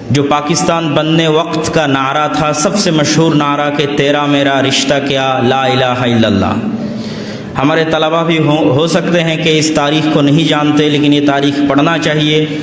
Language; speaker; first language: Urdu; non-native, fluent; Bangla